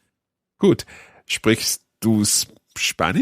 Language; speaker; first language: German; non-native, learner; English